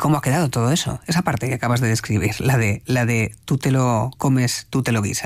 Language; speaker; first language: Spanish; native; Spanish